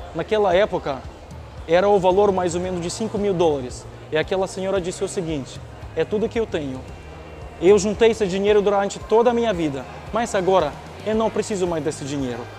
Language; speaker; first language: Portuguese; non-native, fluent; Ukrainian